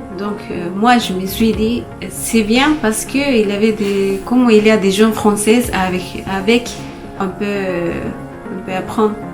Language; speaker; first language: French; non-native, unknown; Spanish